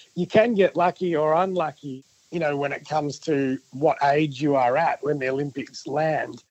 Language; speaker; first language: English; native; English